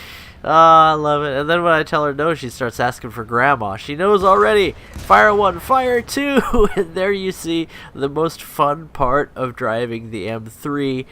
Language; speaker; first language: English; native; English